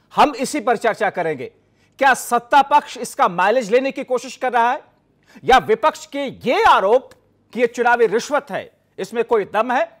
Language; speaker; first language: Hindi; native; Hindi